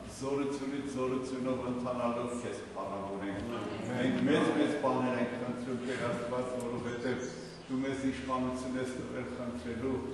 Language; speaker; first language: Armenian; native; Armenian